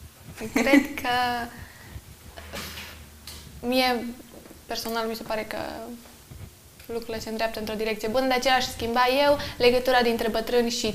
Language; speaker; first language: Romanian; native; Romanian